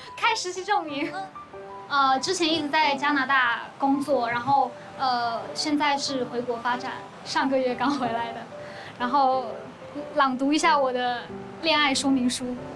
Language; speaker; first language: Chinese; native; Chinese